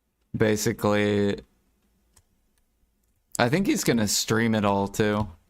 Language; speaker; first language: English; native; English